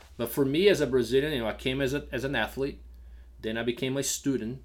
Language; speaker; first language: English; non-native, fluent; Portuguese